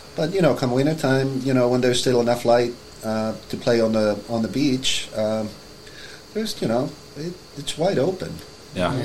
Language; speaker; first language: English; non-native, fluent; Finnish